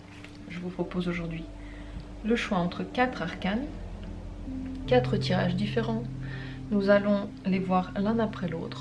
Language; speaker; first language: French; native; French